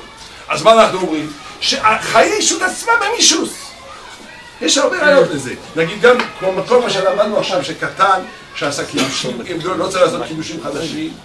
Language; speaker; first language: Hebrew; non-native, fluent; French